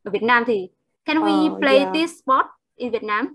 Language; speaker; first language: English; non-native, fluent; Vietnamese